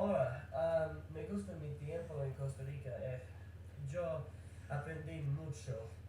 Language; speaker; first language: Spanish; non-native, learner; English